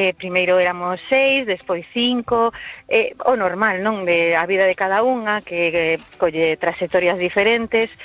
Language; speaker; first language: Galician; early bilingual, heritage; Galician